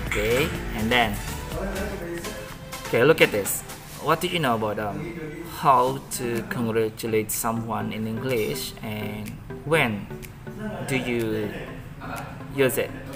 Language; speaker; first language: English; non-native, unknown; Indonesian